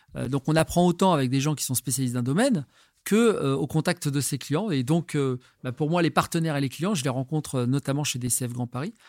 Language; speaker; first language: French; native; French